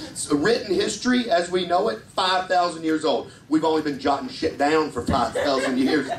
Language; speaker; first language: English; native; English